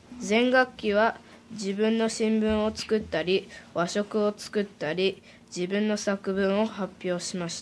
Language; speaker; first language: Japanese; early bilingual, heritage; Japanese